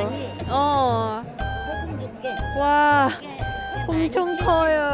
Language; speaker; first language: Korean; non-native, learner; Cantonese